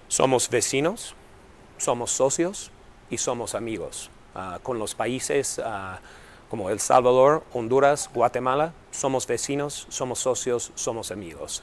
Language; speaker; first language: Spanish; non-native, fluent; English